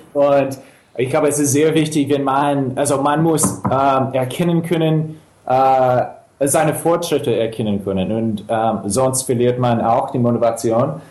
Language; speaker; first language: German; non-native, fluent; English